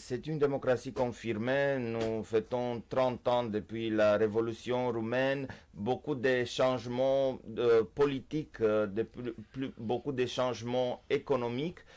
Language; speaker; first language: French; non-native, fluent; Romanian